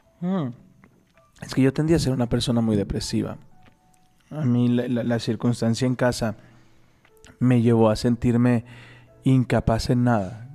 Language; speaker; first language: Spanish; native; Spanish